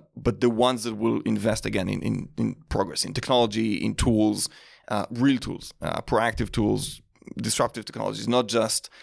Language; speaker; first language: English; non-native, fluent; Hebrew